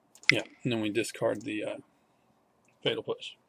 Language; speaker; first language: English; native; English